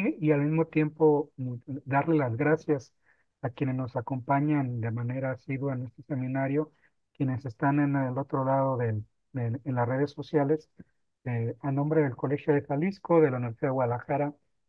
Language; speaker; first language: Spanish; native; Spanish